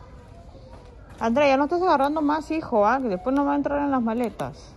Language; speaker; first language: Spanish; native; Spanish